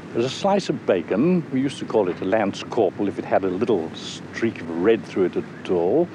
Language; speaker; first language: English; native; English